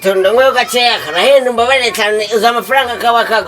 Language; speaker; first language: Kinyarwanda; native; Kinyarwanda